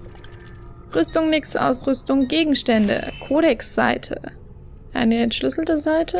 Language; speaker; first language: German; native; German